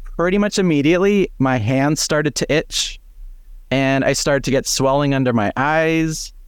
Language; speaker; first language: English; native; English